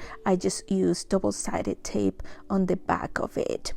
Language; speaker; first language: English; non-native, fluent; Spanish